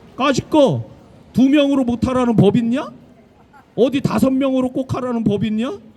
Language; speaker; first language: Korean; native; Korean